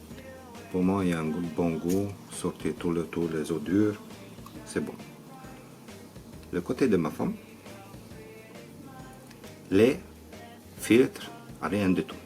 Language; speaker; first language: French; non-native, learner; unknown